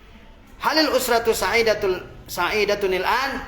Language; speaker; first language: Arabic; non-native, fluent; Indonesian